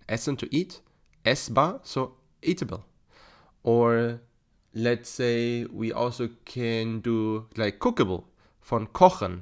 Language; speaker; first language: English; non-native, fluent; German